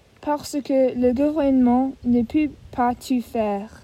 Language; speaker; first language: French; non-native, learner; English